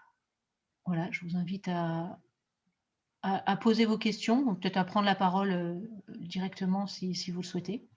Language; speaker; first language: French; native; French